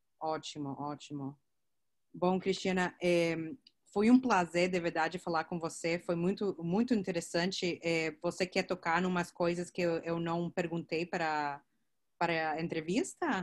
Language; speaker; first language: Portuguese; non-native, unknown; English